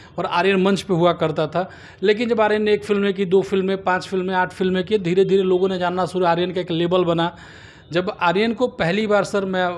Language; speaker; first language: Hindi; native; Hindi